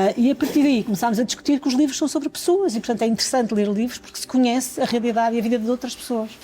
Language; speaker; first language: Portuguese; native; Portuguese